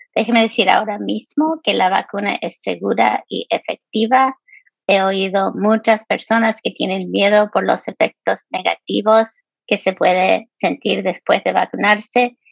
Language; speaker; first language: Spanish; early bilingual, heritage; Spanish